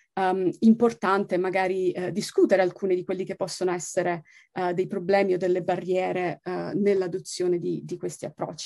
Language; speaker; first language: Italian; native; Italian